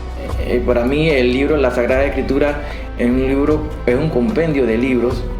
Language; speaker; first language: Spanish; native; Spanish